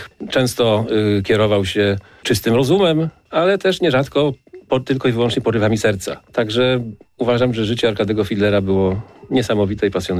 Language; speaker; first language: Polish; native; Polish